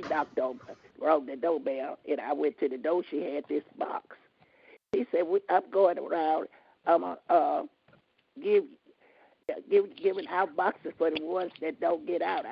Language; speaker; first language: English; native; English